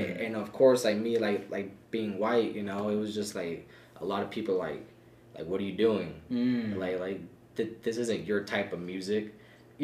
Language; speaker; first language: English; native; English